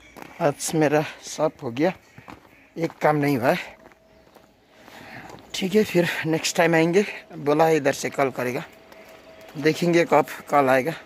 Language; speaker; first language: Hindi; non-native, learner; Nepali